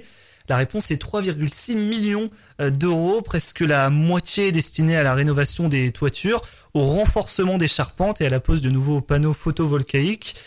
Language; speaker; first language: French; native; French